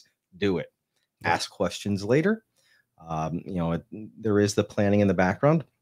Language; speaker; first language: English; native; English